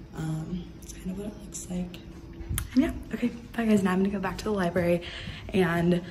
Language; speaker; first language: English; native; English